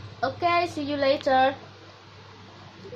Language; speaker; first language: English; non-native, learner; Vietnamese